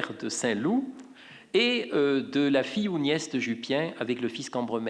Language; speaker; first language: French; native; French